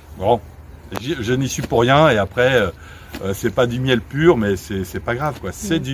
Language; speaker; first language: French; native; French